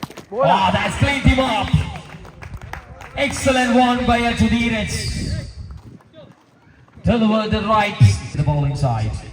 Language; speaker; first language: English; non-native, local second language; Malayalam